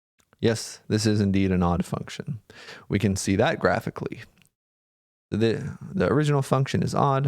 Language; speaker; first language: English; native; English